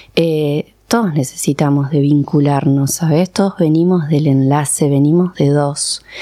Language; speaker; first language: Spanish; early bilingual, other home language; Persian